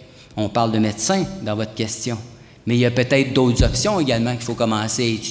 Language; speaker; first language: French; native; French